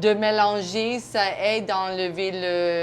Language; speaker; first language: French; non-native, local second language; English